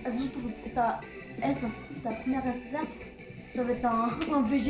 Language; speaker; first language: French; native; French